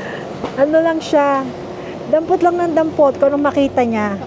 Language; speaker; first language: Filipino; native; Filipino